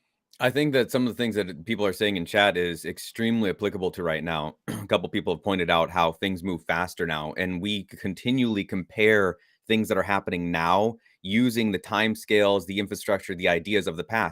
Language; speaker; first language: English; native; English